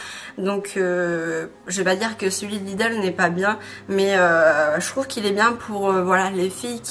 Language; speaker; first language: French; native; French